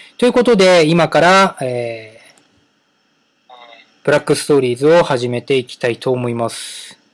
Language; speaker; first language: Japanese; native; Japanese